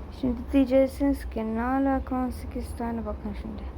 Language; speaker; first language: Turkish; early bilingual, other home language; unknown